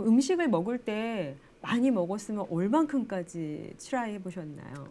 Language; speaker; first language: Korean; native; Korean